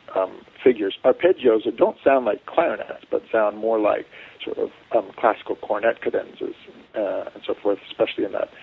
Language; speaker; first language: English; native; English